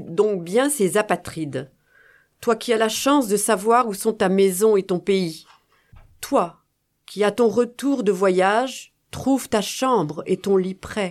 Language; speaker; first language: French; native; French